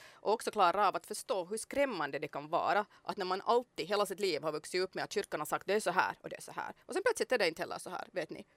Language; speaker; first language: Swedish; native; Swedish